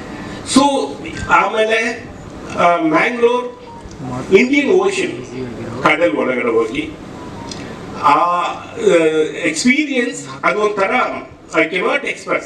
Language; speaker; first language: Kannada; non-native, learner; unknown